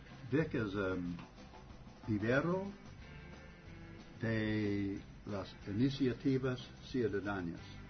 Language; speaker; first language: Spanish; non-native, learner; English